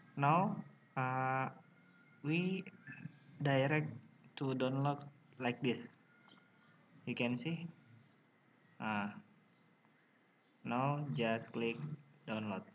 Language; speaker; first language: English; non-native, learner; Indonesian